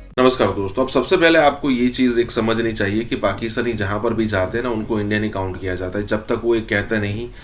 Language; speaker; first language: Hindi; native; Hindi